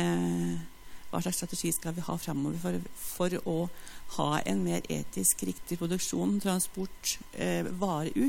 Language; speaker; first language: Norwegian; native; Norwegian